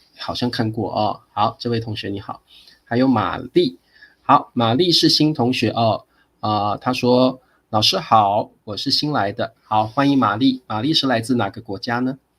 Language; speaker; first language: Chinese; native; Chinese